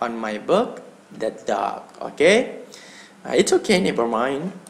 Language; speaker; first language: English; non-native, learner; Indonesian